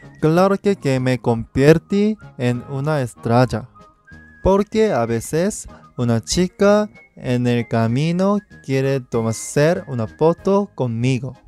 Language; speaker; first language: Spanish; non-native, learner; Korean